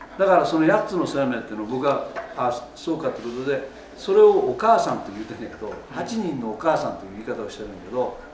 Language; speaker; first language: Japanese; native; Japanese